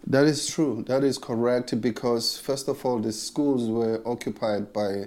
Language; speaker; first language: English; non-native, local second language; Zulu